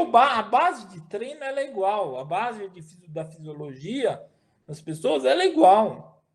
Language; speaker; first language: Portuguese; native; Portuguese